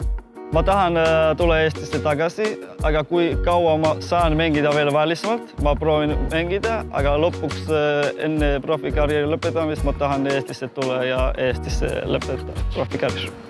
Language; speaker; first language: Estonian; non-native, fluent; Georgian